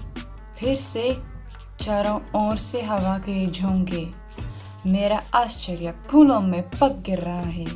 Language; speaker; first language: Hindi; non-native, fluent; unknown